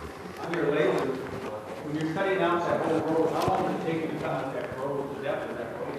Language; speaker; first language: English; native; English